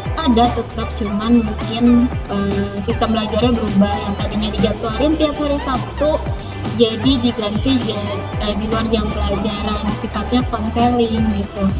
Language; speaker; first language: Indonesian; native; Indonesian